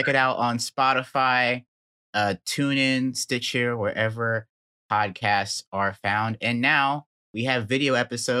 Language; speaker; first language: English; native; English